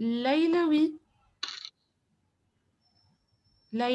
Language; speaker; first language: French; non-native, fluent; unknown